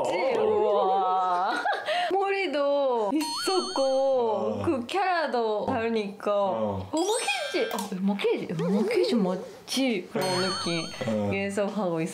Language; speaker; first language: Korean; non-native, learner; Japanese